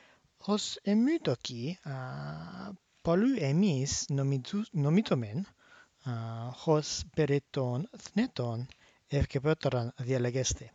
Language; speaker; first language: Greek; non-native, fluent; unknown